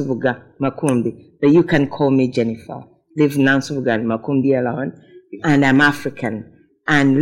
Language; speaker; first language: English; non-native, local second language; Ganda